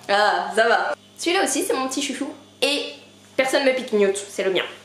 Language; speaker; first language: French; native; French